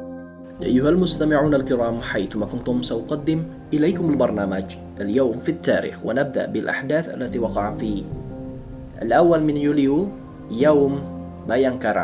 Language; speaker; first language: Arabic; non-native, fluent; Indonesian